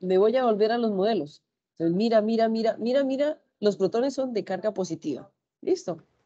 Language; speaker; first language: Spanish; native; Spanish